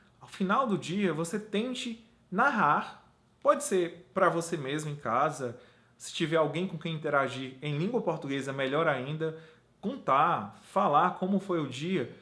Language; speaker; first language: Portuguese; native; Portuguese